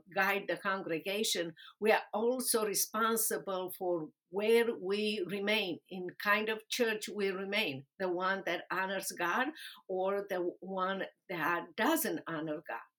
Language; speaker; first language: English; non-native, fluent; Romanian